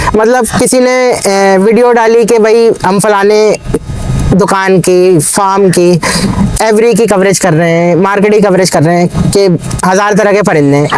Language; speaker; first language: Urdu; native; Urdu